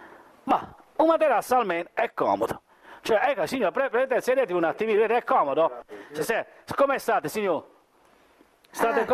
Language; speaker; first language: Italian; native; Italian